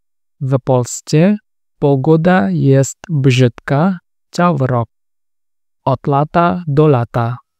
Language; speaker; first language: Polish; non-native, learner; Indonesian